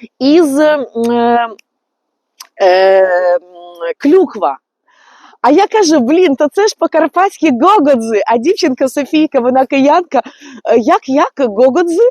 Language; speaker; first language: Ukrainian; native; Ukrainian